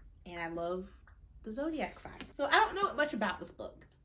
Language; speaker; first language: English; native; English